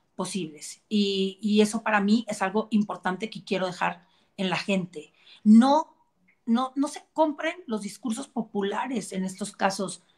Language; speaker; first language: Spanish; native; Spanish